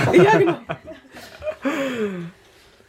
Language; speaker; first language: German; native; German